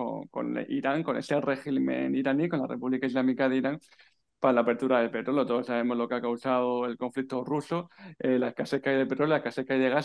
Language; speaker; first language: Spanish; native; Spanish